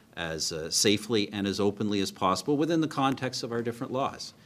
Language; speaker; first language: English; native; English